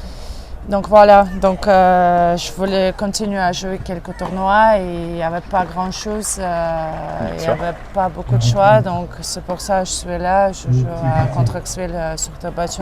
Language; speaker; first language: French; non-native, fluent; Russian